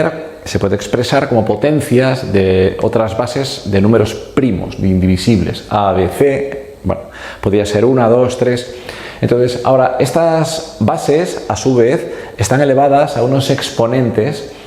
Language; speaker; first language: Spanish; native; Spanish